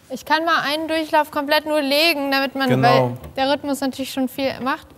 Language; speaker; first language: German; native; German